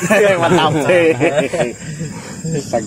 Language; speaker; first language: Indonesian; non-native, local second language; Sundanese